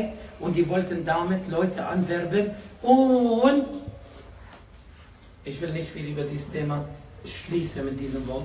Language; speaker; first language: German; non-native, fluent; Arabic